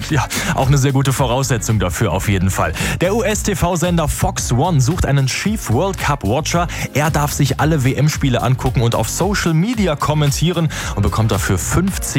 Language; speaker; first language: German; native; German